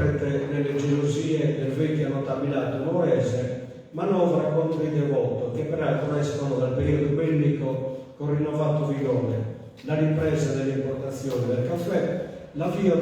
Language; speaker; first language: Italian; native; Italian